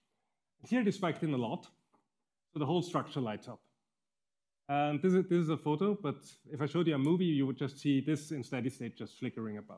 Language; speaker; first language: English; non-native, fluent; German